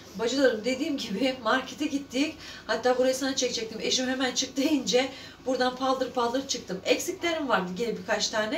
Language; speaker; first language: Turkish; native; Turkish